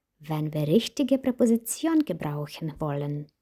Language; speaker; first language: German; non-native, fluent; Ukrainian